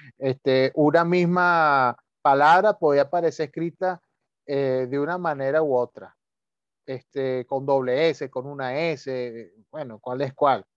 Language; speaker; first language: Spanish; native; Spanish